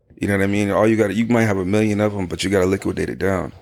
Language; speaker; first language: English; native; English